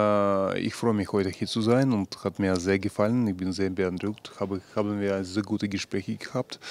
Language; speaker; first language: German; non-native, fluent; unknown